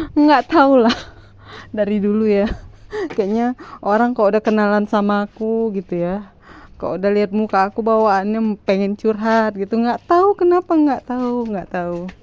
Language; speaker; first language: Indonesian; native; Indonesian